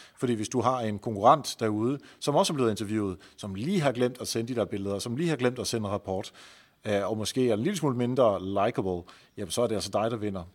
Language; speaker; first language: Danish; non-native, fluent; Dutch